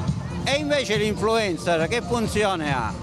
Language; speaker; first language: Italian; native; Italian